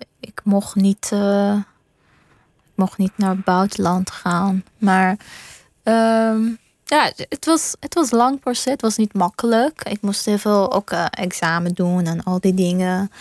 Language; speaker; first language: Dutch; non-native, fluent; Persian